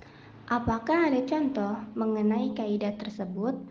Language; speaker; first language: Indonesian; native; Indonesian